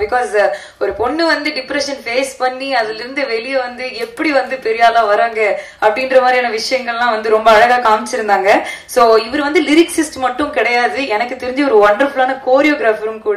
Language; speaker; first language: Tamil; native; Tamil